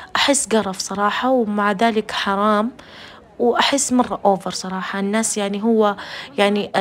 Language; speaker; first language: Arabic; non-native, fluent; Urdu